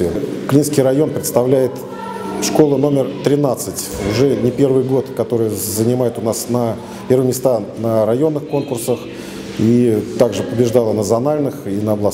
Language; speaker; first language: Russian; native; Russian